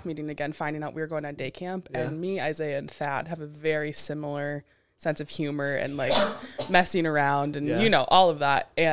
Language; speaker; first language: English; native; English